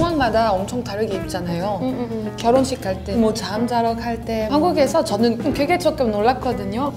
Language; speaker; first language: Korean; non-native, fluent; French